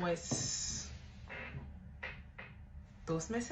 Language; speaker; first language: Spanish; non-native, learner; French